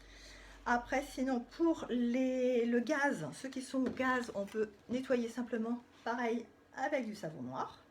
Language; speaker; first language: French; native; French